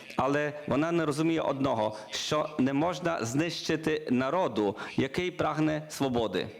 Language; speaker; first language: Ukrainian; non-native, learner; Polish